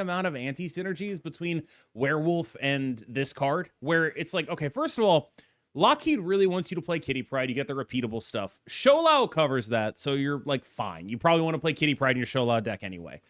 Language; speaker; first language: English; native; English